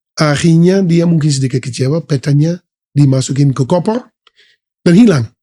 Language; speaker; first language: Indonesian; non-native, fluent; Dutch